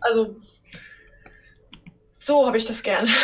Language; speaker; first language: German; native; German